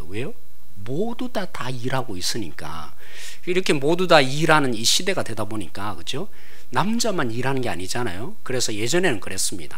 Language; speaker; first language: Korean; native; Korean